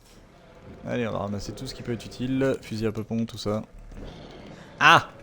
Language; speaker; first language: French; native; French